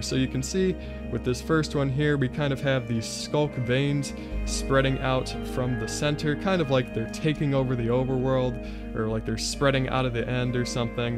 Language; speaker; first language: English; native; English